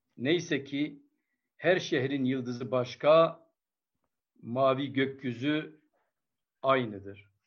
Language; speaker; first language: Turkish; non-native, local second language; Kurdish